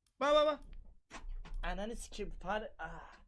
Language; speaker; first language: Turkish; native; Turkish